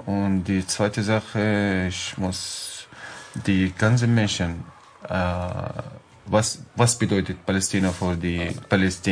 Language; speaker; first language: German; non-native, learner; Arabic